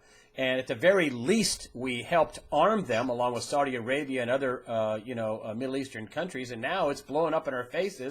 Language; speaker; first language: English; native; English